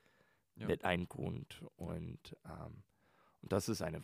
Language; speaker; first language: German; non-native, learner; English